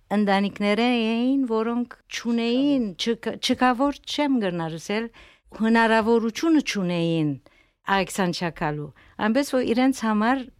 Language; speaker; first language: Armenian; early bilingual, heritage; Armenian